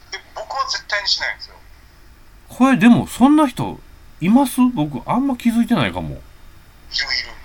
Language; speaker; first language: Japanese; native; Japanese